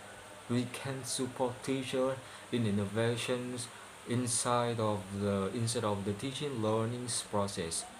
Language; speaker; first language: English; non-native, learner; Indonesian